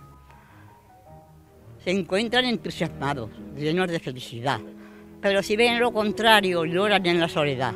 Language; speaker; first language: Spanish; native; Spanish